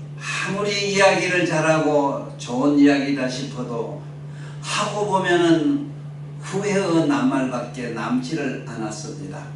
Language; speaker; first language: Korean; native; Korean